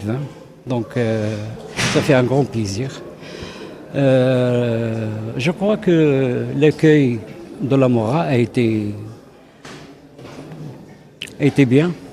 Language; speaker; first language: French; non-native, local second language; Arabic